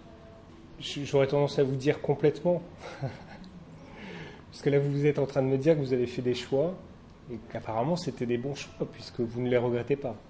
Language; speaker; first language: French; native; French